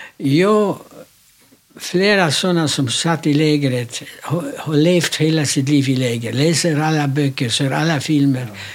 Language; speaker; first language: Swedish; non-native, fluent; Polish